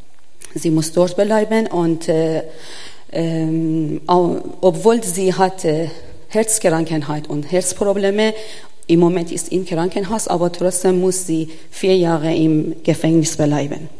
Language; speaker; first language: German; non-native, learner; Persian